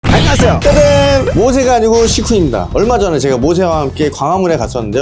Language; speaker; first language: Korean; native; Korean